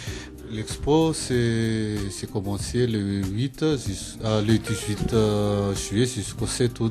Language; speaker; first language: French; non-native, local second language; Malagasy